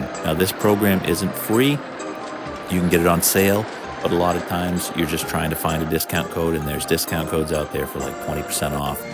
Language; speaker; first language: English; native; English